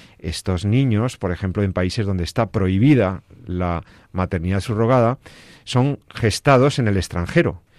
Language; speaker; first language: Spanish; native; Spanish